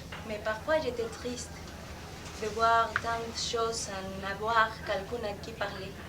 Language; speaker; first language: French; non-native, fluent; Spanish